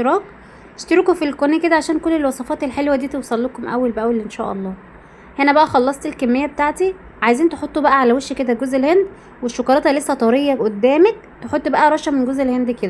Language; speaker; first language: Arabic; native; Arabic